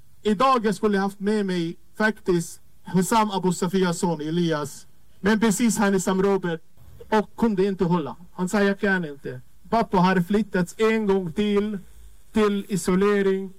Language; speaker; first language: Swedish; non-native, fluent; Arabic